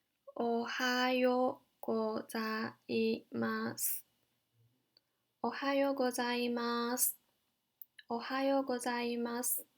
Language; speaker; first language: Japanese; non-native, fluent; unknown